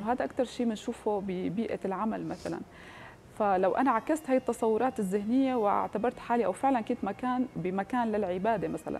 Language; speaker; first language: Arabic; native; Arabic